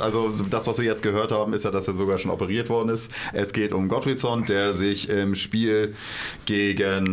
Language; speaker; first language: German; native; German